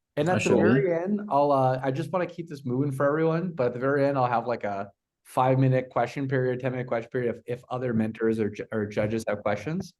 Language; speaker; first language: English; native; English